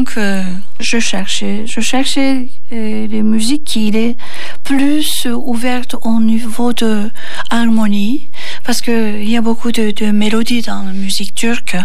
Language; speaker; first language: French; non-native, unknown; Turkish